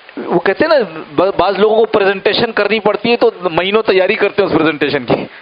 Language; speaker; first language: Urdu; native; Urdu